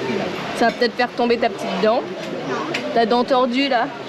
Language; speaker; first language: French; native; French